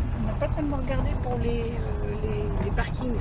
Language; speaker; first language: French; native; French